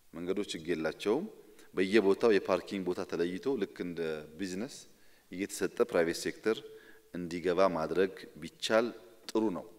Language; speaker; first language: Amharic; non-native, local second language; Oromo